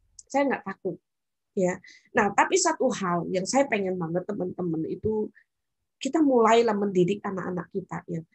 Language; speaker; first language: Indonesian; native; Indonesian